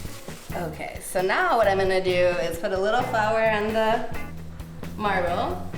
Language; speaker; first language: English; native; English